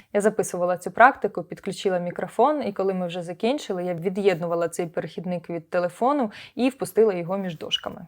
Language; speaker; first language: Ukrainian; native; Ukrainian